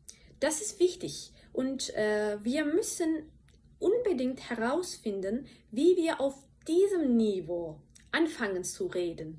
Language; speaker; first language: German; non-native, fluent; Turkish